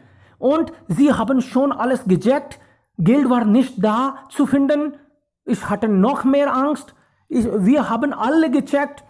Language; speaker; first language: German; non-native, fluent; Hindi